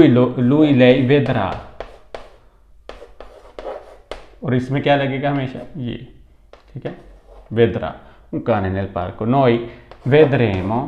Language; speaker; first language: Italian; non-native, fluent; Urdu